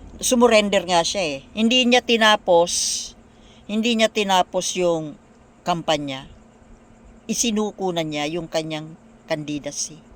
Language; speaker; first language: Filipino; non-native, local second language; Bikol